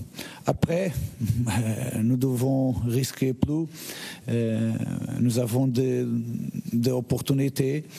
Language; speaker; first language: French; non-native, learner; Portuguese